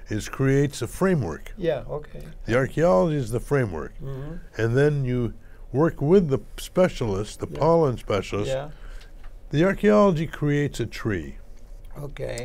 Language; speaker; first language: English; native; English